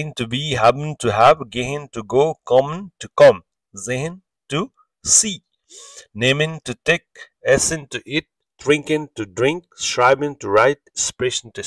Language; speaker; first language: German; non-native, learner; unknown